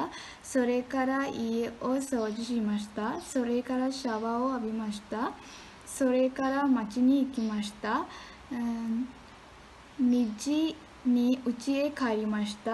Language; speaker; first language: Japanese; non-native, learner; Sinhala